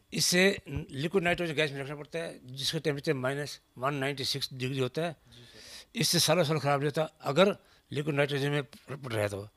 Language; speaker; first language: Hindi; native; Hindi